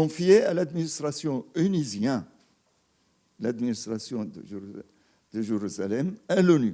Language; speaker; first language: French; non-native, fluent; Arabic